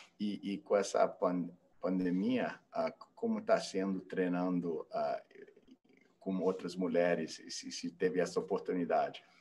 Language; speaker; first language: Portuguese; non-native, fluent; English